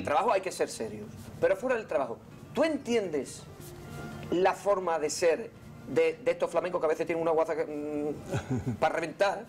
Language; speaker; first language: Spanish; native; Spanish